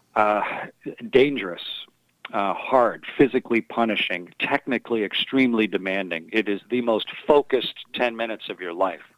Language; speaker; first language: English; native; English